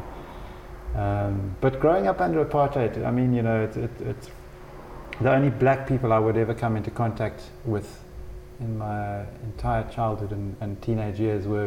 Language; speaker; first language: English; native; English